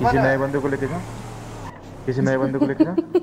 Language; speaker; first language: Hindi; native; Hindi